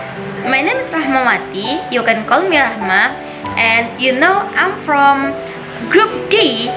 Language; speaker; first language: English; non-native, learner; Indonesian